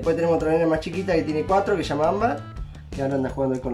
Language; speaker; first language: Spanish; native; Spanish